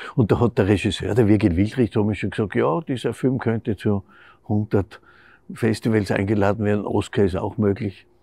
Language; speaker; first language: German; native; German